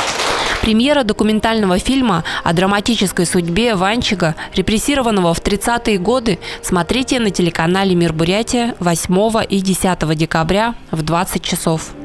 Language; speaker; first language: Russian; native; Russian